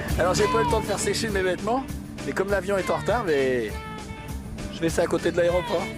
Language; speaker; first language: French; native; French